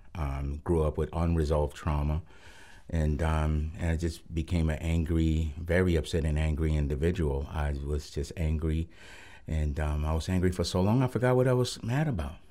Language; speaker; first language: English; early bilingual, other home language; Spanish